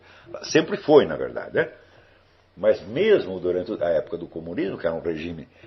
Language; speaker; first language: Portuguese; native; Portuguese